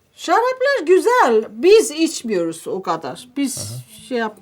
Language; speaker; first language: Turkish; non-native, learner; Armenian